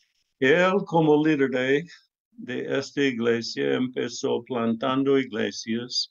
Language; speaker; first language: Spanish; non-native, learner; English